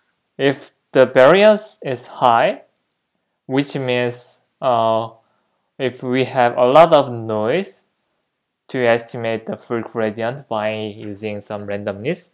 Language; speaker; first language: English; non-native, fluent; Korean